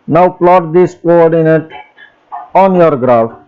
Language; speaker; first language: English; non-native, local second language; Gujarati